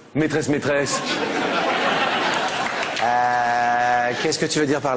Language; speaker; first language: French; native; French